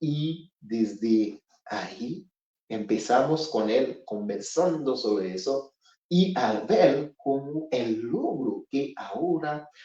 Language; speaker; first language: Spanish; non-native, fluent; Haitian Creole